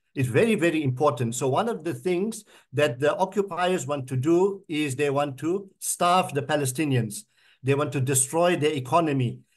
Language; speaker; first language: English; native; English